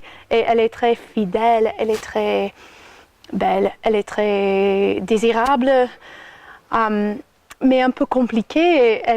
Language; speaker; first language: French; non-native, fluent; English